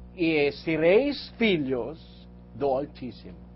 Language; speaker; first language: Portuguese; non-native, learner; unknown